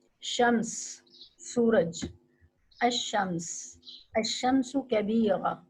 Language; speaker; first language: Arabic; non-native, fluent; Urdu